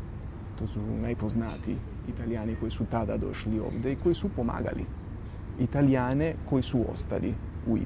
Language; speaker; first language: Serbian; non-native, fluent; Italian